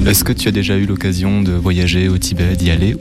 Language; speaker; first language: French; native; French